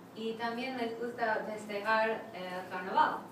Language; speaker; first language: Spanish; non-native, fluent; English